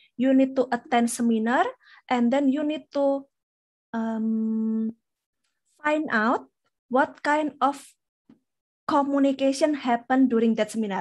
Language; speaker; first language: English; non-native, fluent; Indonesian